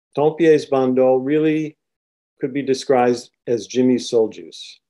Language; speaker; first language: English; native; English